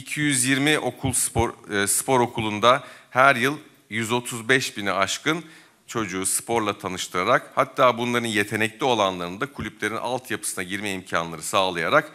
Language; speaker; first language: Turkish; native; Turkish